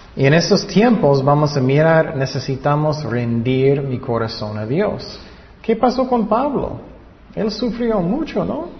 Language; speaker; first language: Spanish; non-native, fluent; English